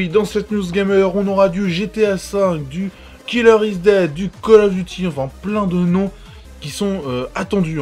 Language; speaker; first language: French; native; French